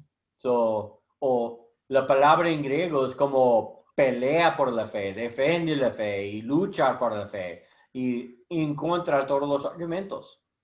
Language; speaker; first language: Spanish; non-native, learner; English